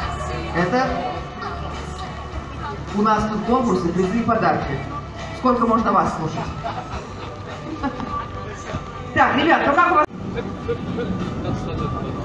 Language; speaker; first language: Russian; native; Russian